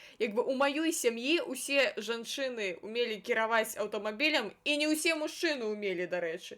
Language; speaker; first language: Belarusian; native; Belarusian